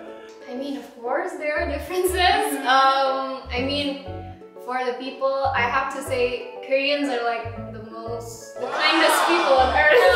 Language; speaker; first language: English; non-native, fluent; Indonesian